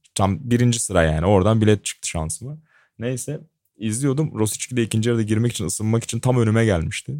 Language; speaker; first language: Turkish; native; Turkish